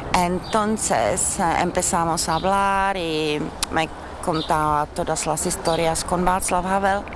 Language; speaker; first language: Spanish; non-native, fluent; Czech